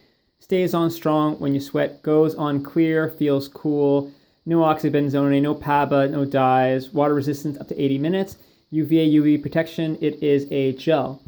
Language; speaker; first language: English; native; English